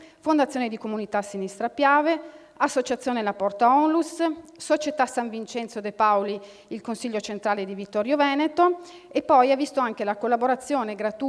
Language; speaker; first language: Italian; native; Italian